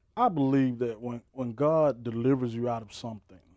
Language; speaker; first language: English; native; English